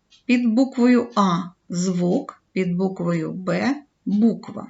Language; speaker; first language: Ukrainian; native; Ukrainian